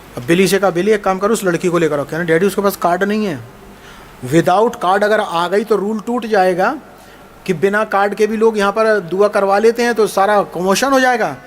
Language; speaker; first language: Hindi; native; Hindi